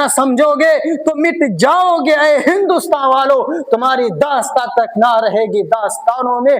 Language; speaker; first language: Urdu; native; Urdu